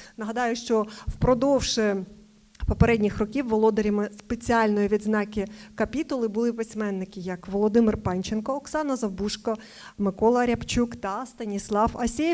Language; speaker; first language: Ukrainian; native; Ukrainian